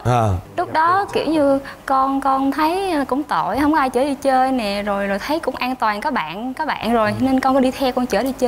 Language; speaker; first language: Vietnamese; native; Vietnamese